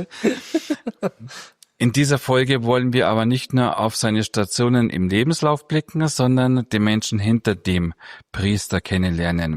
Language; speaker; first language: German; native; German